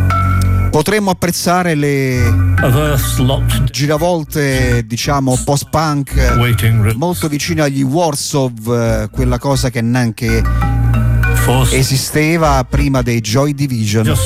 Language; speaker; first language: Italian; native; Italian